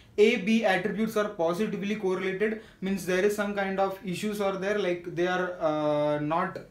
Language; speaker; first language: English; non-native, local second language; Marathi